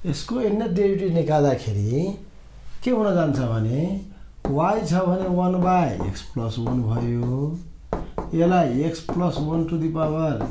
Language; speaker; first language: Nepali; non-native, local second language; Maithili